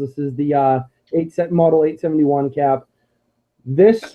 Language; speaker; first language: English; native; English